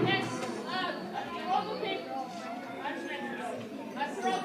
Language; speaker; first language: Lithuanian; early bilingual, heritage; Lithuanian